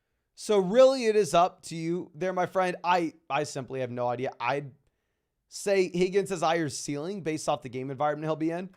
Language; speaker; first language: English; native; English